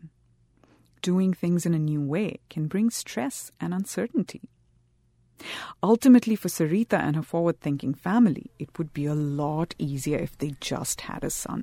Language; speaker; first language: English; non-native, local second language; Bangla